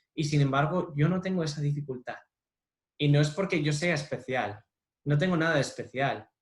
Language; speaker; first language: Spanish; non-native, fluent; English